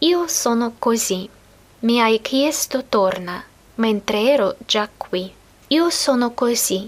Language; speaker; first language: Italian; non-native, fluent; Russian